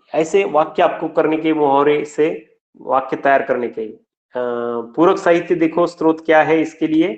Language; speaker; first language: Hindi; non-native, local second language; Marathi